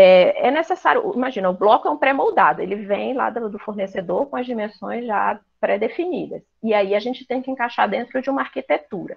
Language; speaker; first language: Portuguese; native; Portuguese